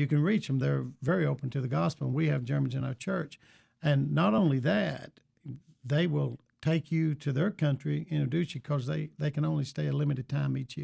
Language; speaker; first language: English; native; English